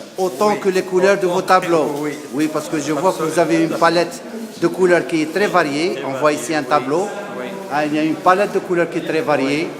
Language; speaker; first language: French; non-native, local second language; Arabic